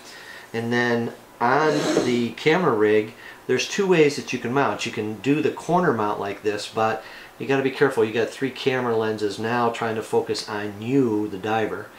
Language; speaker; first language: English; native; English